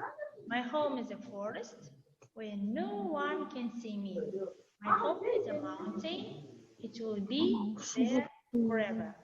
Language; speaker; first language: English; non-native, fluent; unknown